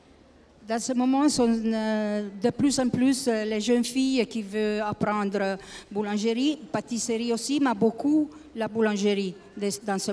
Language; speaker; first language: French; non-native, learner; Italian